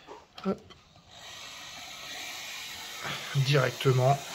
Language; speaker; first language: French; native; French